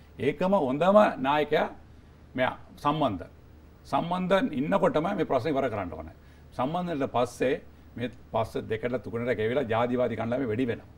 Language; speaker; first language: Sinhala; non-native, local second language; Tamil